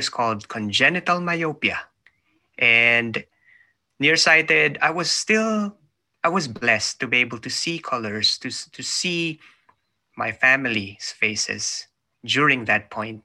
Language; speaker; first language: English; non-native, local second language; Filipino